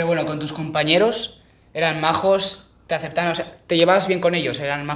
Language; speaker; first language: Spanish; native; Spanish